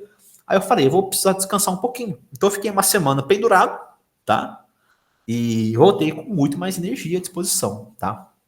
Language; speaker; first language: Portuguese; native; Portuguese